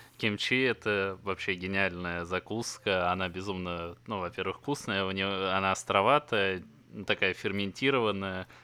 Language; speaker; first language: Russian; native; Russian